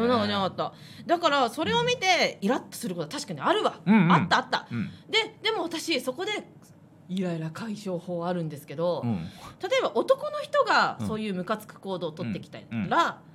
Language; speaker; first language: Japanese; native; Japanese